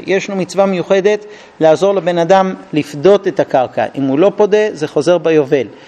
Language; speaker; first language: Hebrew; native; Hebrew